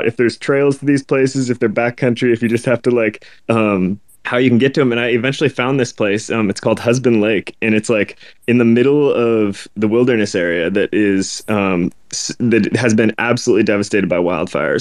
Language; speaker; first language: English; native; English